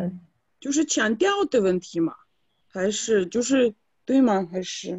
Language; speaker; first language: Chinese; non-native, fluent; Russian